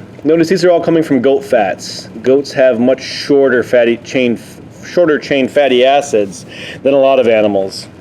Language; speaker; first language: English; native; English